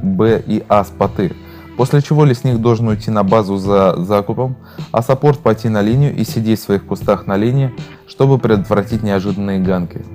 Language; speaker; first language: Russian; native; Russian